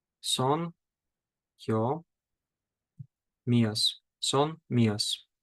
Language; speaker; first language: Spanish; non-native, fluent; Ukrainian